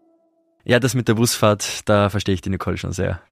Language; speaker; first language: German; native; German